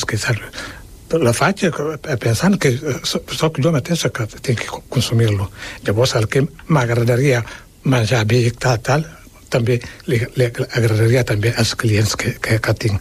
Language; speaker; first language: Catalan; non-native, fluent; Wolof